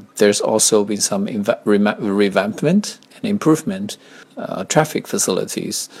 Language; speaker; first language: English; non-native, fluent; Chinese